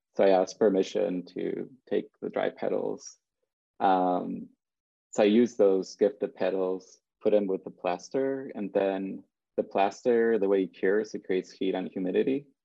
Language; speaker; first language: English; early bilingual, other home language; Spanish